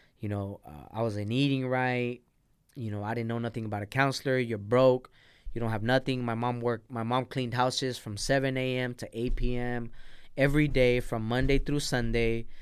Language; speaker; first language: English; early bilingual, other home language; Spanish